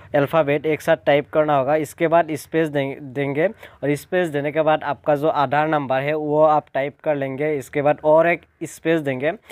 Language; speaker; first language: Hindi; non-native, local second language; Assamese